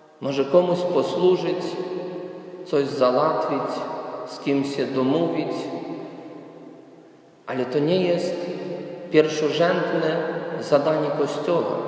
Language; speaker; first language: Polish; non-native, fluent; Ukrainian